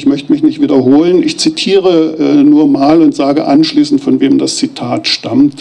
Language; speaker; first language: German; native; German